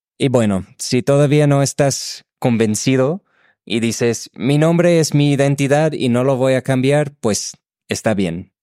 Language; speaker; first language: Spanish; non-native, fluent; English